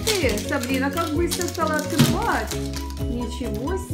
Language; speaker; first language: Russian; native; Russian